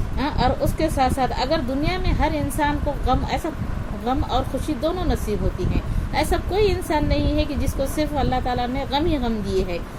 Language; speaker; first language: Urdu; native; Urdu